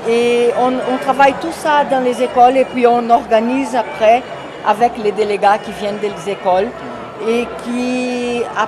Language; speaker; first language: French; non-native, fluent; Portuguese